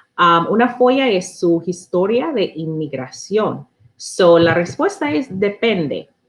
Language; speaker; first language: Spanish; non-native, learner; English